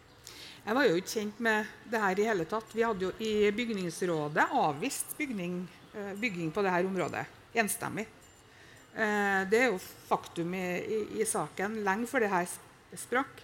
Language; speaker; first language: Norwegian; native; Norwegian